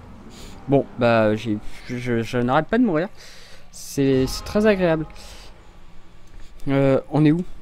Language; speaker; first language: French; native; French